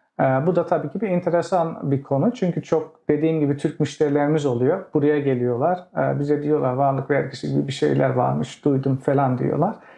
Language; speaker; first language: Turkish; early bilingual, heritage; Turkish